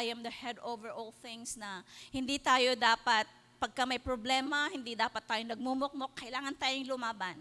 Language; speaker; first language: Filipino; native; Filipino